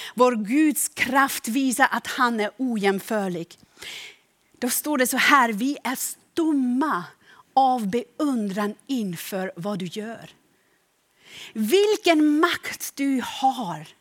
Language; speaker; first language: Swedish; non-native, fluent; German